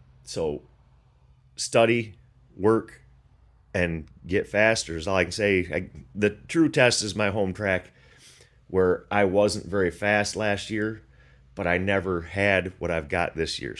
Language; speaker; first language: English; native; English